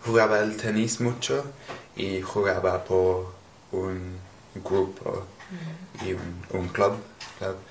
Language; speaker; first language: Spanish; non-native, learner; English